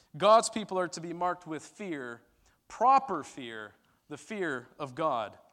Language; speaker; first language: English; early bilingual, other home language; Turkish